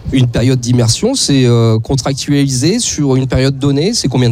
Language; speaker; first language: French; native; French